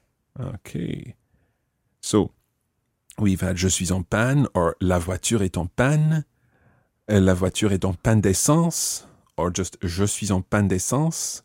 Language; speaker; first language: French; non-native, fluent; English